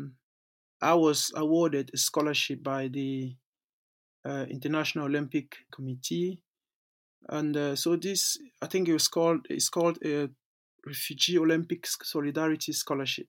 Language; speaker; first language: English; non-native, local second language; French